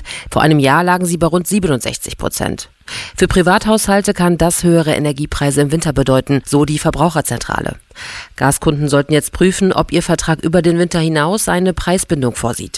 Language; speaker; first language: German; native; German